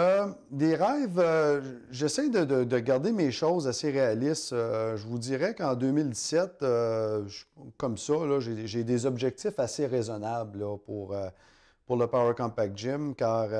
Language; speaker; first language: French; native; French